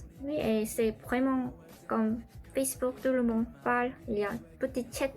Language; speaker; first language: French; non-native, learner; Korean